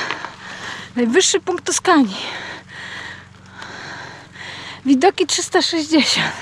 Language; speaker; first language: Polish; native; Polish